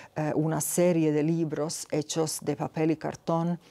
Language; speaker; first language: Spanish; non-native, fluent; Serbian